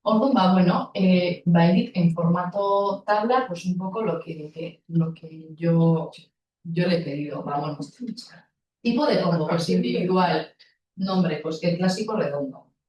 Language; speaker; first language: Spanish; non-native, local second language; Basque